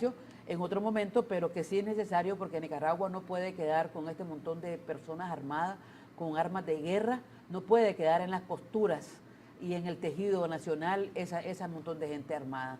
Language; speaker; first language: Spanish; native; Spanish